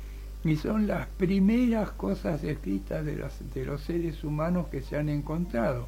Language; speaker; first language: Spanish; native; Spanish